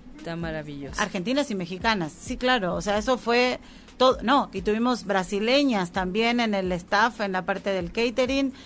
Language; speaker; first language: Spanish; native; Spanish